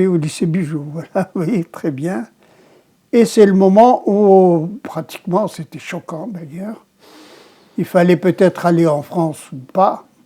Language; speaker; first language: French; non-native, local second language; Arabic